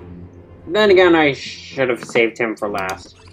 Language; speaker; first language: English; native; English